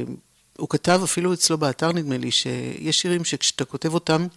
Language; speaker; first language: Hebrew; native; Hebrew